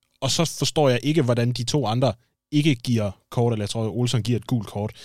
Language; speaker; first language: Danish; native; Danish